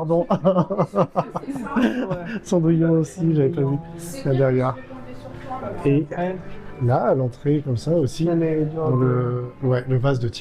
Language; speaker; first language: French; native; French